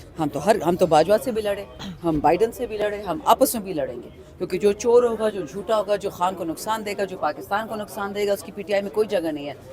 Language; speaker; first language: Urdu; non-native, local second language; Pashto